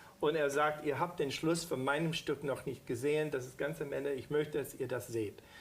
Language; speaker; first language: German; non-native, fluent; English